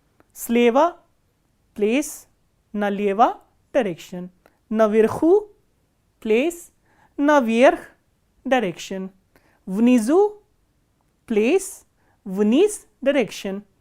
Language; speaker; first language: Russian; non-native, fluent; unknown